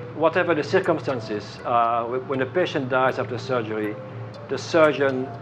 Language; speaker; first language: English; non-native, fluent; French